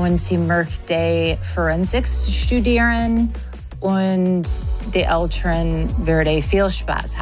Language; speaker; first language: German; non-native, learner; English